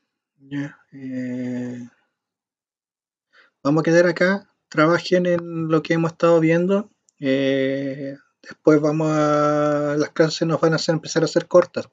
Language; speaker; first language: Spanish; native; Spanish